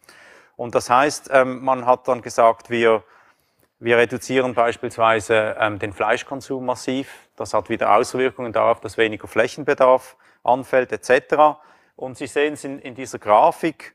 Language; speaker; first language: German; native; German